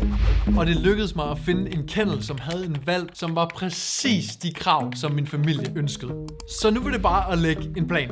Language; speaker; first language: Danish; native; Danish